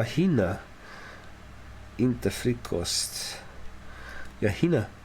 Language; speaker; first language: Swedish; non-native, learner; English